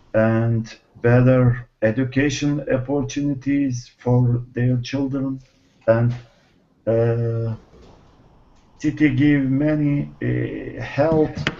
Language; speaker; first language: English; non-native, learner; Turkish